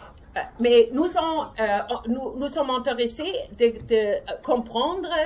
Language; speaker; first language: French; non-native, learner; German